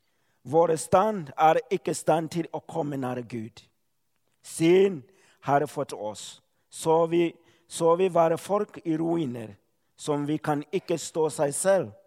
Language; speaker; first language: Norwegian; non-native, learner; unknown